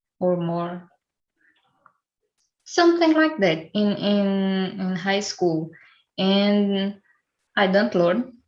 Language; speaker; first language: English; non-native, learner; Portuguese